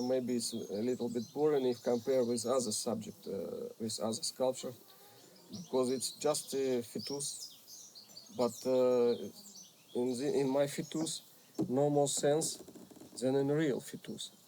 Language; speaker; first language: English; non-native, learner; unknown